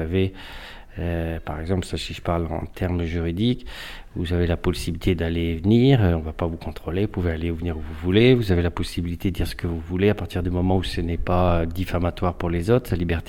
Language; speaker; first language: French; native; French